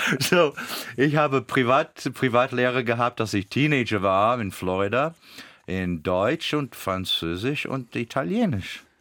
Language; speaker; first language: German; non-native, fluent; English